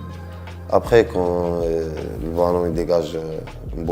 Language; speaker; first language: French; non-native, local second language; Arabic